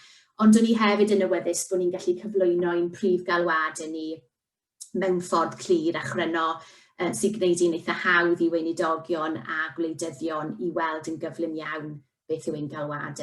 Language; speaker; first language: Welsh; native; Welsh